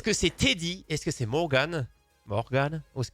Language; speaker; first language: French; native; French